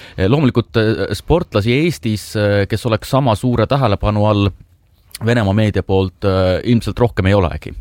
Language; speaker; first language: Estonian; native; Estonian